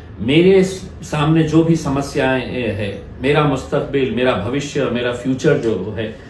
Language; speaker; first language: Urdu; native; Urdu